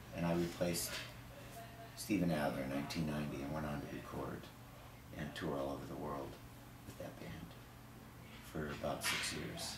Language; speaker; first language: English; native; English